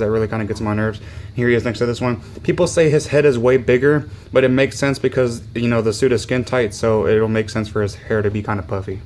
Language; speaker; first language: English; native; English